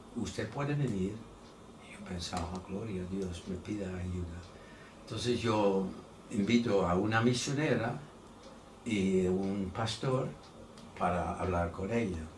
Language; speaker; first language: Spanish; non-native, fluent; Dutch